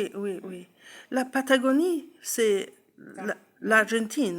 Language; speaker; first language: French; non-native, learner; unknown